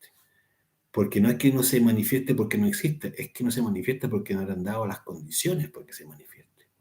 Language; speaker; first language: Spanish; native; Spanish